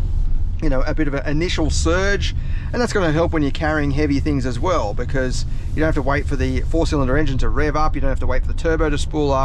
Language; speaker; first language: English; native; English